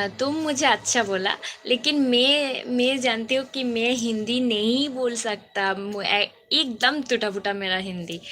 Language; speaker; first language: Hindi; non-native, local second language; Bangla